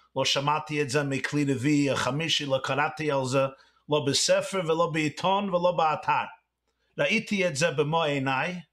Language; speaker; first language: Hebrew; early bilingual, heritage; Hebrew